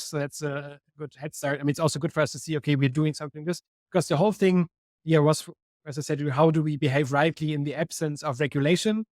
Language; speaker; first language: English; non-native, fluent; German